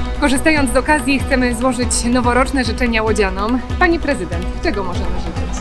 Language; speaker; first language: Polish; native; Polish